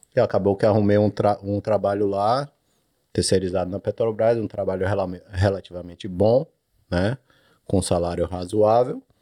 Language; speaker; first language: Portuguese; native; Portuguese